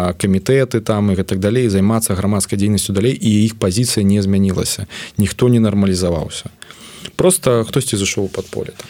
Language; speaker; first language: Belarusian; non-native, local second language; Russian